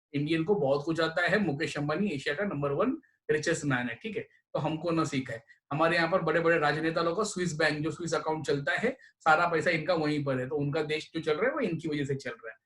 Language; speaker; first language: Hindi; non-native, local second language; Marathi